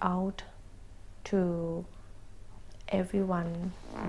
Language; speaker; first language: English; non-native, learner; Thai